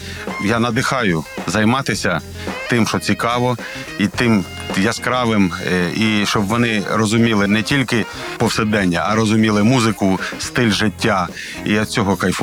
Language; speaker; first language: Ukrainian; non-native, local second language; Russian